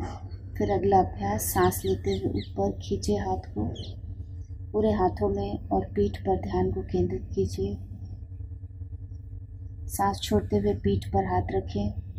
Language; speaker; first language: Hindi; native; Hindi